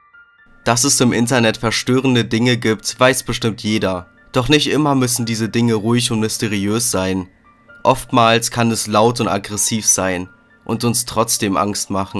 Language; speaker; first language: German; native; German